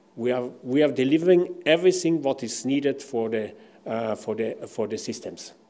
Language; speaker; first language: English; non-native, fluent; German